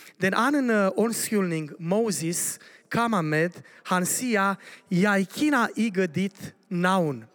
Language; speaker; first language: Norwegian; non-native, learner; Romanian